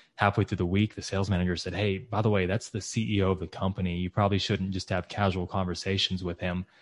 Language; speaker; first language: English; native; English